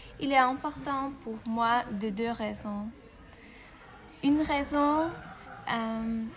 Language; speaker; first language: French; non-native, learner; German